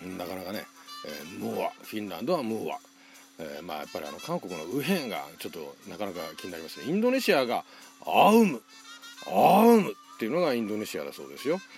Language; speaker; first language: Japanese; native; Japanese